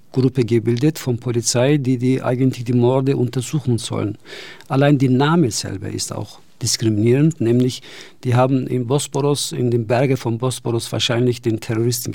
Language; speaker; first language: German; non-native, fluent; Turkish